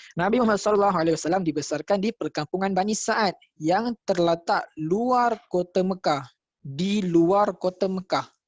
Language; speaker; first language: Malay; native; Malay